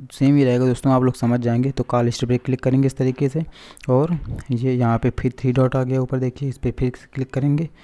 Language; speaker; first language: Hindi; native; Hindi